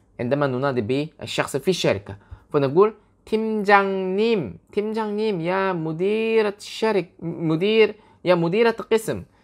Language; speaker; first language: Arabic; non-native, fluent; Korean